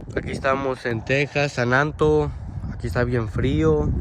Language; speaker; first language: Spanish; early bilingual, other home language; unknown